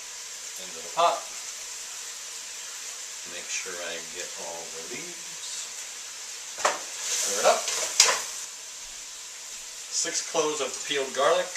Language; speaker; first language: English; native; English